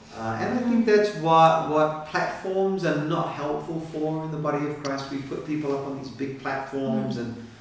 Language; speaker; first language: English; native; English